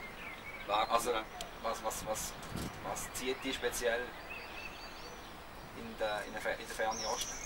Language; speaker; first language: German; native; German